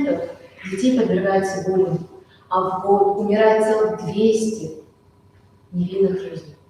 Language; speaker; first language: Russian; non-native, local second language; Kazakh